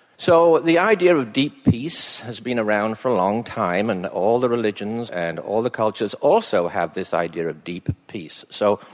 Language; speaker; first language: English; native; English